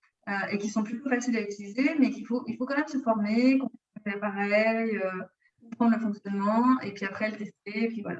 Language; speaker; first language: French; native; French